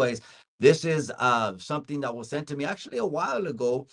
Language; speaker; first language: English; early bilingual, other home language; Spanish